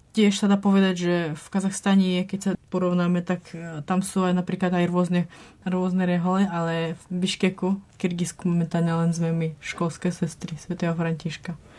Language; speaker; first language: Slovak; non-native, fluent; Russian